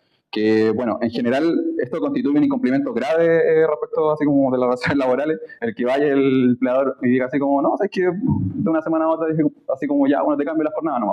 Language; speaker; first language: Spanish; native; Spanish